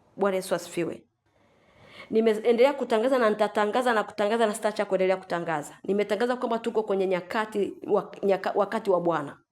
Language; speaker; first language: Swahili; native; Swahili